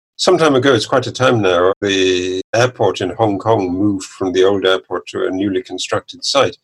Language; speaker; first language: English; native; English